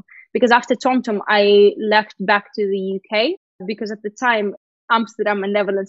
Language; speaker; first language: English; non-native, fluent; Russian